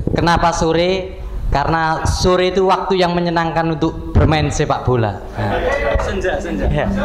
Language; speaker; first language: Indonesian; native; Indonesian